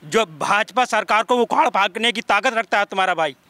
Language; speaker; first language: Hindi; native; Hindi